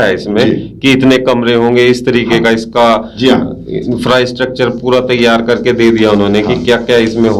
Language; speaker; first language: Hindi; native; Hindi